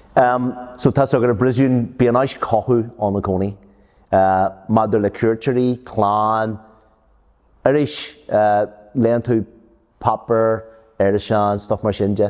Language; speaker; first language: Irish; non-native, local second language; English